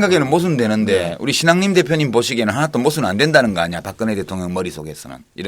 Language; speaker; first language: Korean; native; Korean